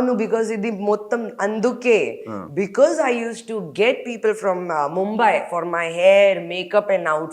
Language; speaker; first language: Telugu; non-native, fluent; Hindi